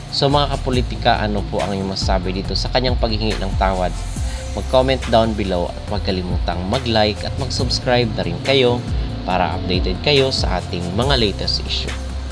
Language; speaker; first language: Filipino; native; Filipino